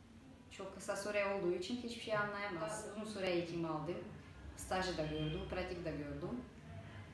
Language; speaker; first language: Turkish; non-native, fluent; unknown